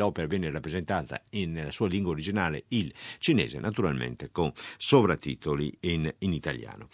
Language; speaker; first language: Italian; native; Italian